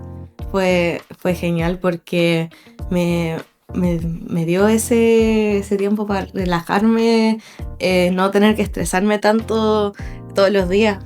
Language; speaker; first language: Spanish; non-native, fluent; English